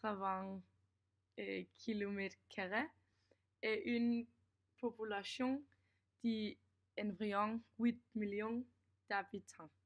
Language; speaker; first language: French; non-native, learner; Danish